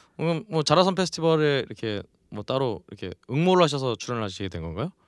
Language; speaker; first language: Korean; native; Korean